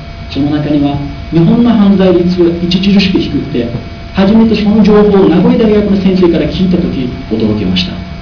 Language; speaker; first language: Japanese; non-native, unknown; Uzbek